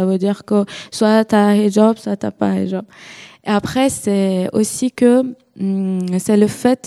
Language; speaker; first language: French; non-native, learner; Persian